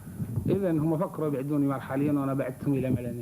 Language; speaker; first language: Arabic; native; Arabic